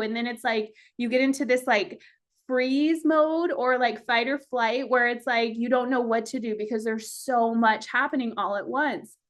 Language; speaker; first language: English; native; English